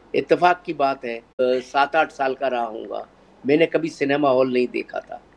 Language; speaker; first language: Hindi; native; Hindi